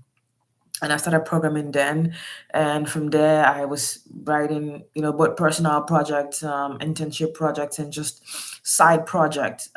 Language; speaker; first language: English; non-native, local second language; Yoruba